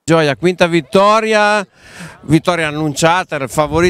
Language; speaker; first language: Italian; native; Italian